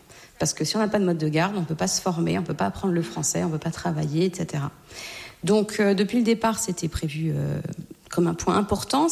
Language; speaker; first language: French; native; French